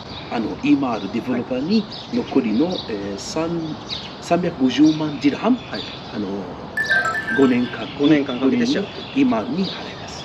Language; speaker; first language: Japanese; non-native, learner; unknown